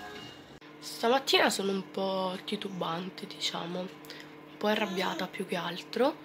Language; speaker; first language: Italian; native; Italian